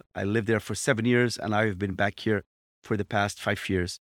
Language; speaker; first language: English; non-native, fluent; Portuguese